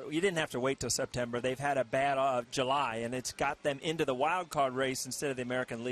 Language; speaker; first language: English; native; English